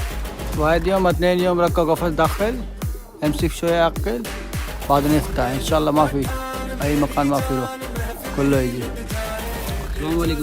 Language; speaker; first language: Arabic; non-native, learner; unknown